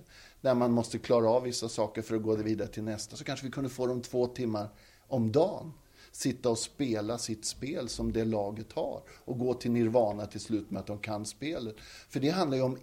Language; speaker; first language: Swedish; native; Swedish